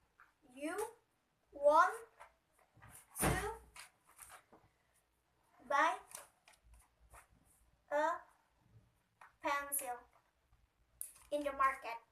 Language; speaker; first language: English; non-native, learner; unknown